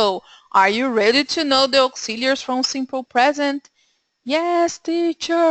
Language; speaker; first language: English; non-native, fluent; Portuguese